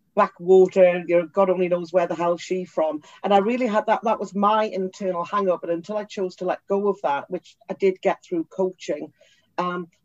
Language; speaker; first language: English; native; English